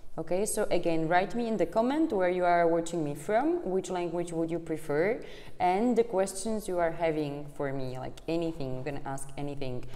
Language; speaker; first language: English; non-native, fluent; Czech